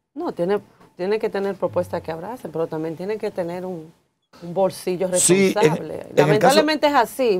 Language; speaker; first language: Spanish; native; Spanish